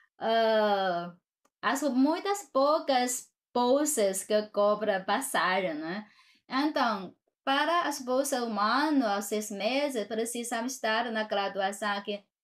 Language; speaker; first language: Portuguese; non-native, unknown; Chinese